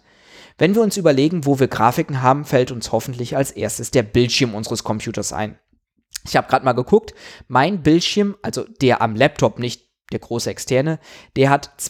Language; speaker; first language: German; native; German